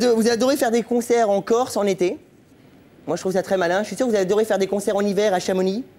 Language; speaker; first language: French; native; French